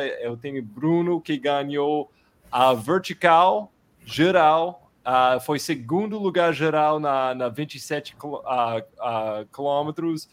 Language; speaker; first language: Portuguese; non-native, fluent; English